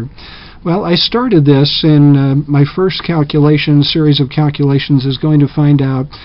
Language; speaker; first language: English; native; English